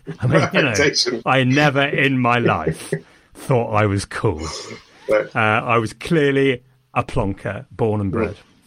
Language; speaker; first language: English; native; English